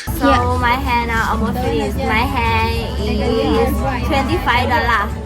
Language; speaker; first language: English; non-native, learner; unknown